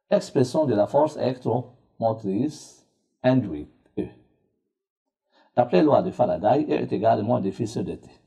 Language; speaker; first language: French; non-native, local second language; Arabic